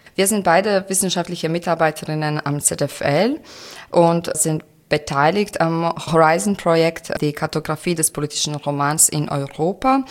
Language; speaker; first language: German; non-native, fluent; Croatian